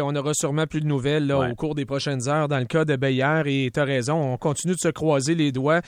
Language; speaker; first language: French; native; French